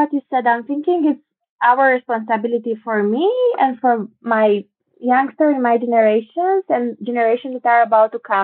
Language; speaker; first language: English; non-native, fluent; Romanian